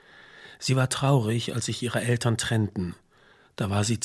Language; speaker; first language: German; native; German